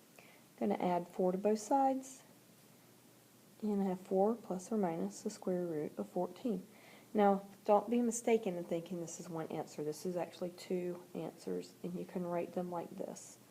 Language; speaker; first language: English; native; English